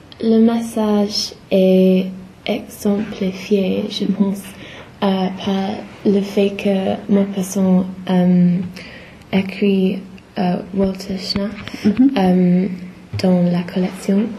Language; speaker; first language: French; non-native, learner; English